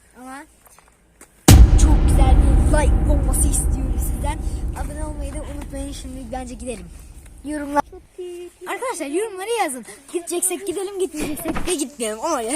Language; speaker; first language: Turkish; native; Turkish